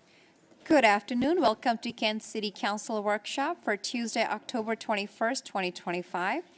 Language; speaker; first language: English; native; English